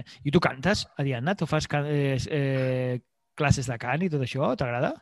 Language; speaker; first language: Catalan; native; Catalan